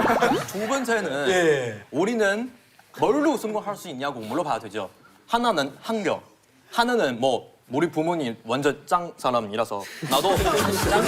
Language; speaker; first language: Korean; non-native, fluent; Chinese